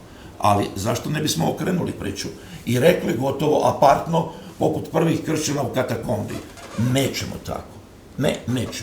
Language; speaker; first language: Croatian; native; Croatian